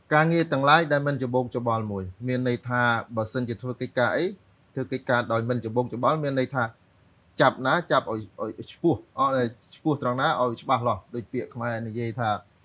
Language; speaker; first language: Khmer; native; Khmer